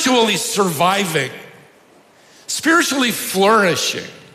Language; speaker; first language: English; native; English